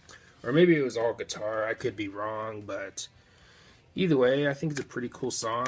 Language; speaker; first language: English; native; English